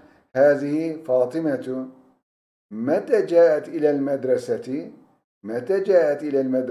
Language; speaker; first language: Arabic; non-native, fluent; Turkish